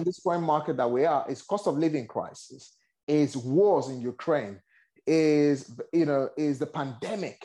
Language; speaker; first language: English; non-native, local second language; Yoruba